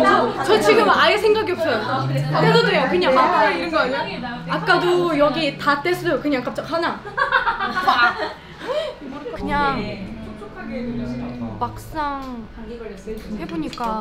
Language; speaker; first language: Korean; non-native, fluent; Russian